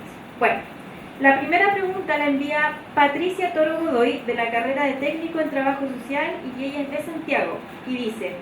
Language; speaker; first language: Spanish; native; Spanish